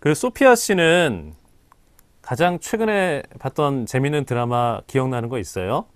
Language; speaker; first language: Korean; native; Korean